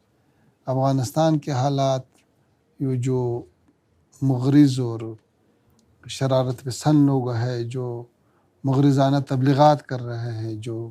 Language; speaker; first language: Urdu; non-native, learner; Pashto